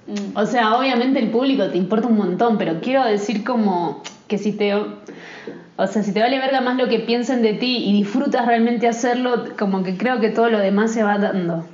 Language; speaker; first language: Spanish; native; Spanish